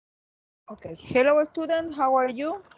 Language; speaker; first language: English; non-native, learner; Spanish